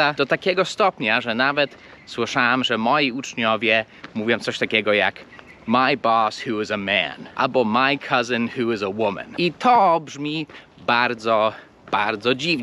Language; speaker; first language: Polish; non-native, fluent; English